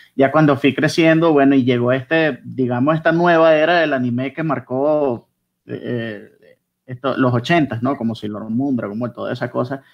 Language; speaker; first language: Spanish; native; Spanish